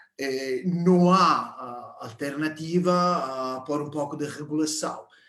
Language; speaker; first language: Portuguese; non-native, fluent; Italian